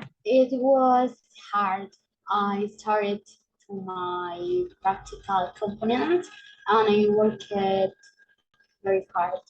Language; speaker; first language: English; non-native, learner; Spanish